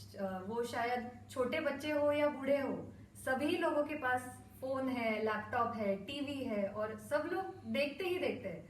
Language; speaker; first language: Hindi; non-native, local second language; Marathi